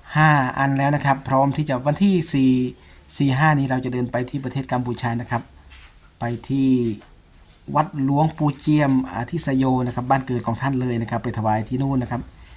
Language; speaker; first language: Thai; native; Thai